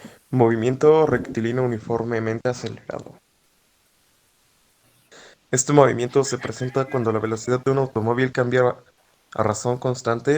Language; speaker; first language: Spanish; native; Spanish